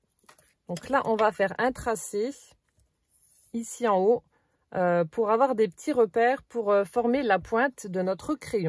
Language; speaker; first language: French; native; French